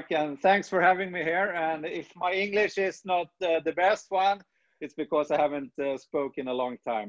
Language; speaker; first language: English; non-native, fluent; Swedish